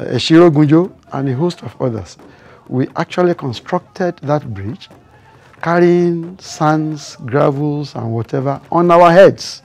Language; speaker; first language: English; non-native, local second language; Yoruba